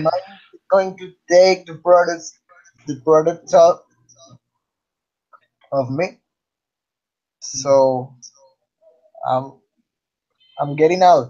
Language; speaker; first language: English; non-native, learner; Spanish